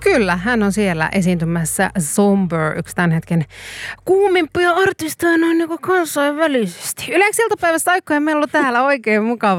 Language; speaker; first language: Finnish; native; Finnish